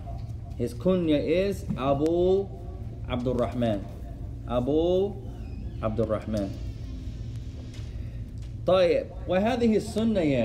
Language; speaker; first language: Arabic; non-native, fluent; English